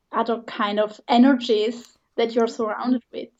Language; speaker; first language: English; non-native, fluent; Swiss German